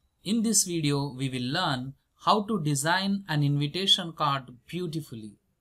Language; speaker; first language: English; non-native, local second language; Telugu